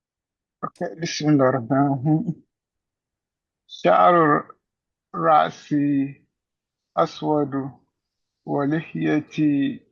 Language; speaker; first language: Arabic; non-native, learner; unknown